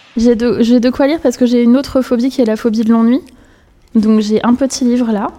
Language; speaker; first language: French; native; French